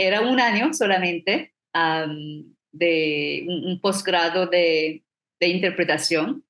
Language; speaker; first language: Spanish; non-native, fluent; English